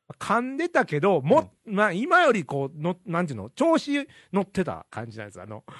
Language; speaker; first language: Japanese; native; Japanese